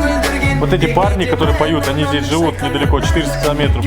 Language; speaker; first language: Russian; native; Russian